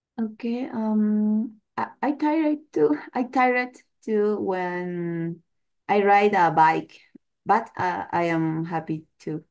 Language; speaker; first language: English; non-native, learner; Spanish